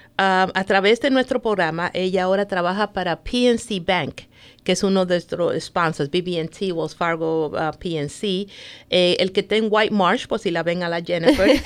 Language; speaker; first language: Spanish; native; Spanish